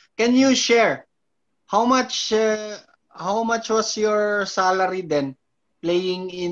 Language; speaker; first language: English; non-native, local second language; Filipino